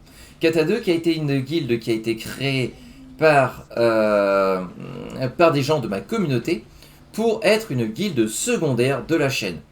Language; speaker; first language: French; native; French